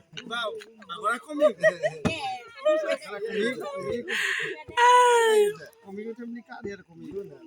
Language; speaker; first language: Portuguese; early bilingual, other home language; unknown